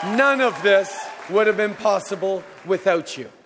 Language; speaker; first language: English; early bilingual, other home language; French